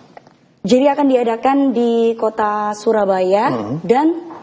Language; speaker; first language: Indonesian; native; Indonesian